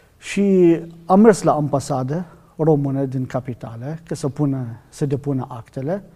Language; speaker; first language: Romanian; non-native, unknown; Arabic